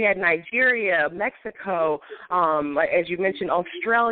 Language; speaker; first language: English; native; English